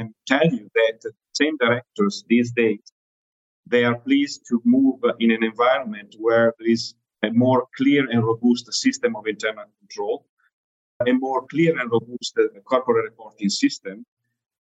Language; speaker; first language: English; non-native, fluent; Italian